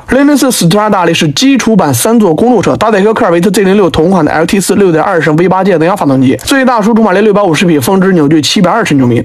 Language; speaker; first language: Chinese; native; Chinese